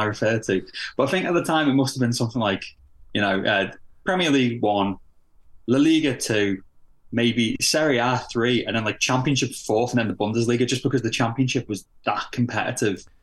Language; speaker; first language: English; native; English